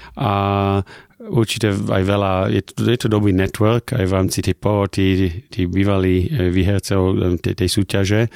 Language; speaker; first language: Slovak; early bilingual, heritage; German